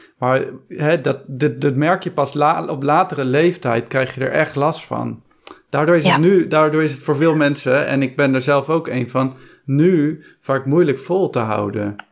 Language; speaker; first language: Dutch; native; Dutch